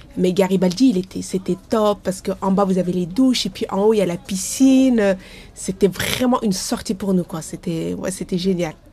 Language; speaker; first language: French; early bilingual, other home language; Arabic